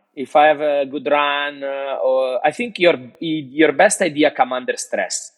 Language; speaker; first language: English; non-native, fluent; Italian